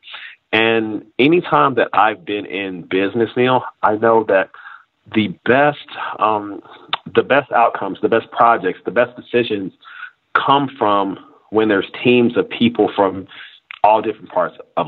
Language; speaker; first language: English; native; English